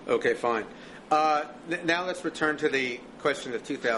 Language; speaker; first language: English; native; English